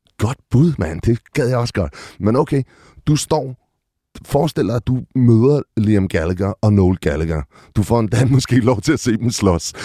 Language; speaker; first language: Danish; native; Danish